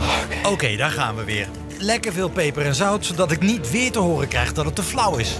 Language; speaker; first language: Dutch; native; Dutch